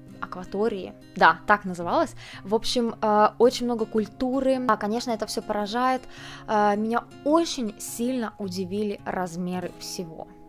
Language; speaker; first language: Russian; early bilingual, heritage; Russian